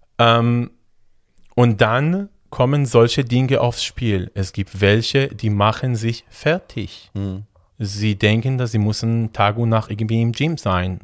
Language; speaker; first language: German; non-native, fluent; Hebrew